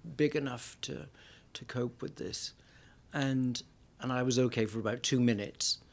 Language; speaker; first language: English; native; English